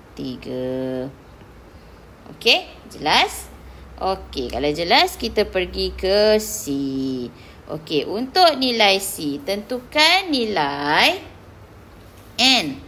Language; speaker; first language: Malay; native; Malay